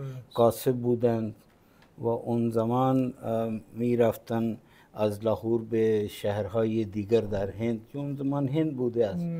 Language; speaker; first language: Persian; non-native, fluent; Punjabi